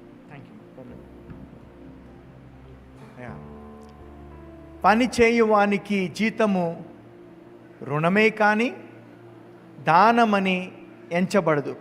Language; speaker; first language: Telugu; native; Telugu